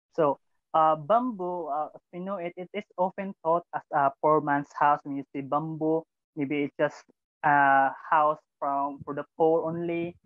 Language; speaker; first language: English; non-native, local second language; Cebuano